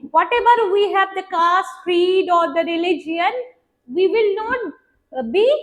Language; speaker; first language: Hindi; non-native, local second language; Bangla